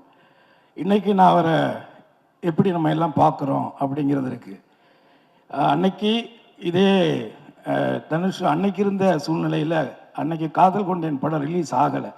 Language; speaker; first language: Tamil; native; Tamil